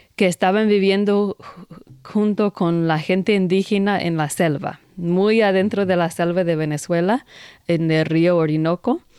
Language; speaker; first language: Spanish; non-native, fluent; English